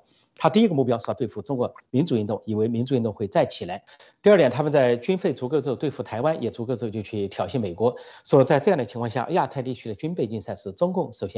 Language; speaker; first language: Chinese; native; Chinese